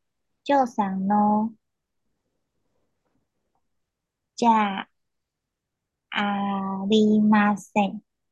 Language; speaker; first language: Japanese; non-native, learner; Chinese